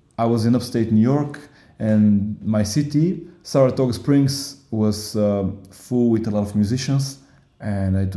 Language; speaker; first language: English; non-native, fluent; Bulgarian